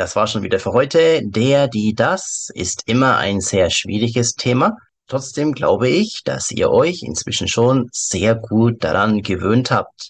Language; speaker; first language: German; native; German